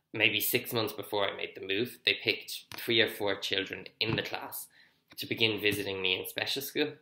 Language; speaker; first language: English; native; English